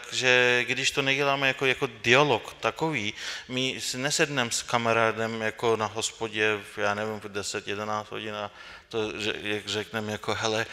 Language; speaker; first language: Czech; non-native, fluent; Turkish